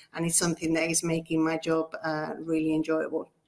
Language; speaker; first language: English; non-native, fluent; Spanish